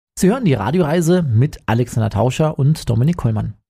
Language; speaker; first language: German; native; German